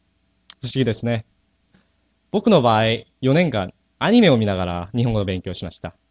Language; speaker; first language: Japanese; non-native, fluent; Korean